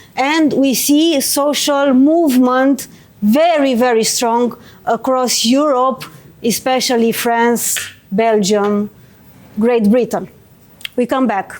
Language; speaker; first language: English; non-native, fluent; Romanian